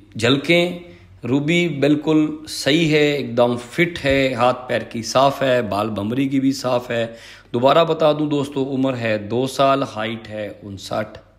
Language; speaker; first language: Hindi; non-native, local second language; Punjabi